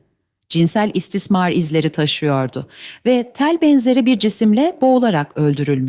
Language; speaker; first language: Turkish; native; Turkish